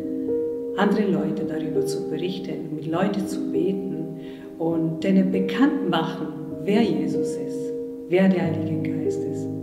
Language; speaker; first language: German; non-native, fluent; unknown